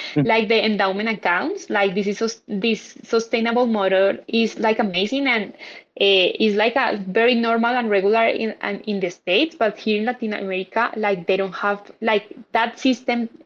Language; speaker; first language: English; non-native, fluent; Spanish